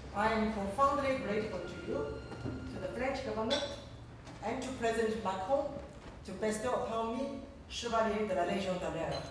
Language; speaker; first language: English; non-native, fluent; Chinese